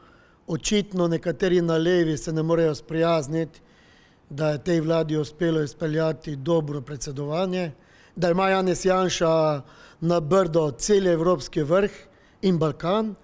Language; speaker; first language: Slovenian; native; Slovenian